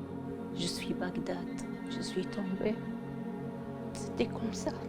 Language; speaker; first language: French; non-native, fluent; Arabic